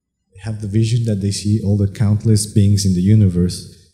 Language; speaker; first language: English; non-native, fluent; Spanish